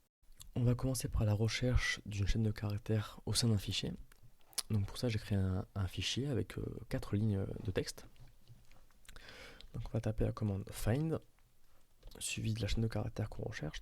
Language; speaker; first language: French; native; French